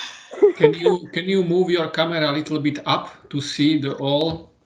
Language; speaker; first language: English; non-native, fluent; Slovak